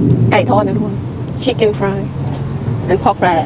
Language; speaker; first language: English; non-native, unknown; Thai